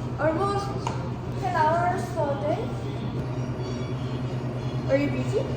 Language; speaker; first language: English; non-native, learner; Korean